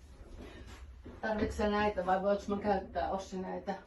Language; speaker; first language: Finnish; native; Finnish